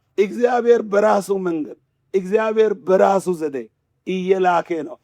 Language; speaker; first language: Amharic; non-native, local second language; Wolaytta